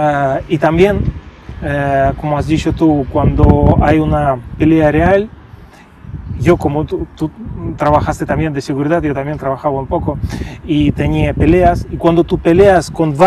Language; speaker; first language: Spanish; non-native, fluent; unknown